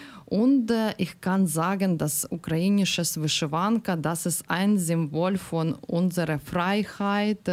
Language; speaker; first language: German; non-native, learner; Ukrainian